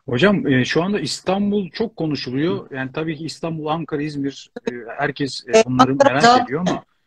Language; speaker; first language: Turkish; native; Turkish